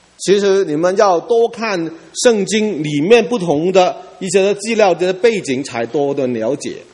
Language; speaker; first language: Chinese; non-native, local second language; Cantonese